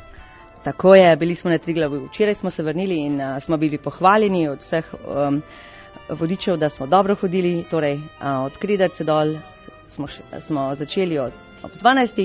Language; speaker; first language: Slovenian; early bilingual, heritage; Slovenian